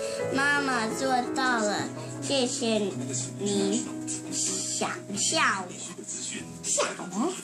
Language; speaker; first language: Chinese; early bilingual, heritage; Chinese